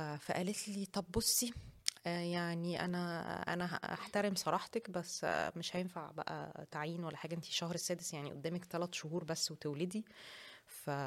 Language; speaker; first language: Arabic; native; Arabic